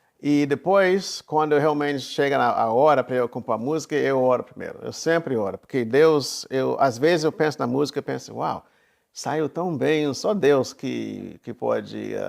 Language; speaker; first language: Portuguese; non-native, fluent; English